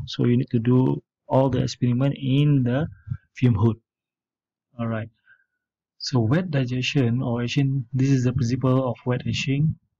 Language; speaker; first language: English; non-native, local second language; Malay